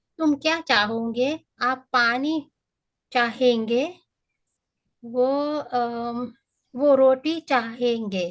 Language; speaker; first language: Hindi; non-native, learner; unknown